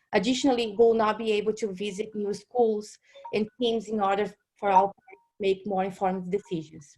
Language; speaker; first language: English; non-native, fluent; Portuguese